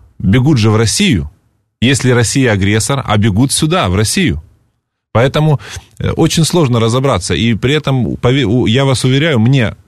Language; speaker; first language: Russian; native; Russian